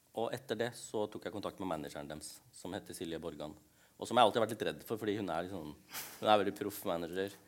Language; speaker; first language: Norwegian; early bilingual, other home language; Tamil